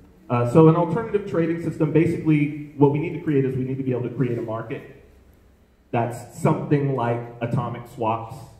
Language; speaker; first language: English; native; English